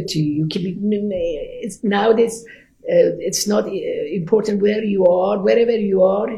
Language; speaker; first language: English; non-native, fluent; Persian